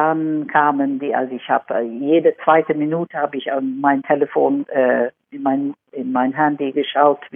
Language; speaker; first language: German; non-native, fluent; Swedish